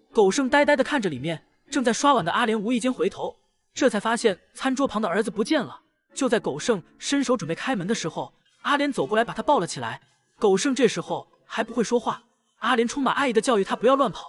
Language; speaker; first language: Chinese; native; Chinese